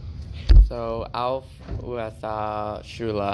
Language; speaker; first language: German; non-native, learner; English